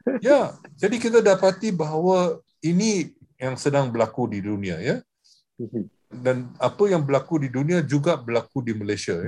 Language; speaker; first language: Malay; non-native, local second language; English